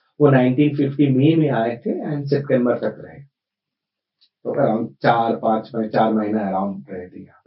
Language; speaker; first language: Hindi; non-native, local second language; Bangla